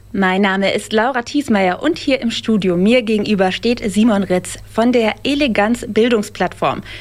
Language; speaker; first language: German; native; German